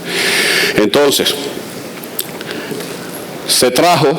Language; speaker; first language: Spanish; native; Spanish